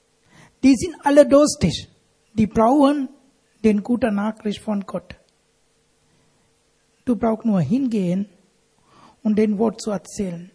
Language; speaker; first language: German; non-native, learner; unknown